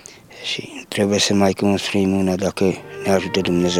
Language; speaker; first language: Romanian; non-native, local second language; Hungarian